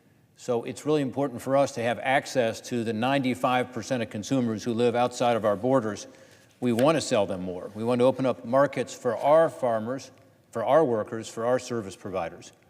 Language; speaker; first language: English; native; English